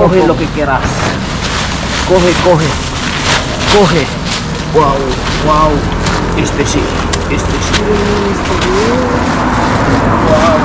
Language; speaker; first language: Spanish; non-native, learner; Filipino